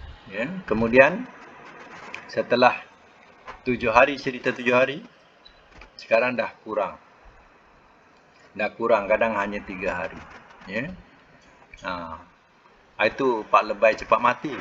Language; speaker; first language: Malay; native; Malay